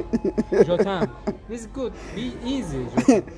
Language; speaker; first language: English; non-native, learner; Turkish